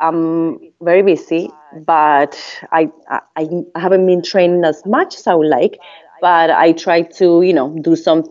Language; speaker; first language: English; non-native, fluent; Spanish